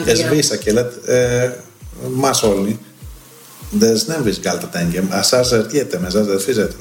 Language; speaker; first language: Hungarian; non-native, fluent; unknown